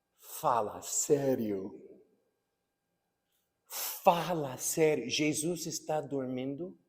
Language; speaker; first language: Portuguese; non-native, fluent; English